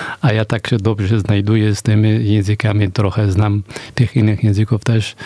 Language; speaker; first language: Polish; non-native, fluent; Persian